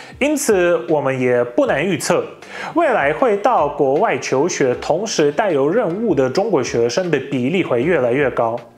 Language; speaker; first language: Chinese; non-native, fluent; Polish